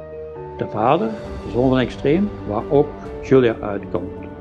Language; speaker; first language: Dutch; native; Dutch